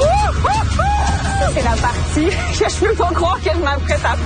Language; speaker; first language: French; native; French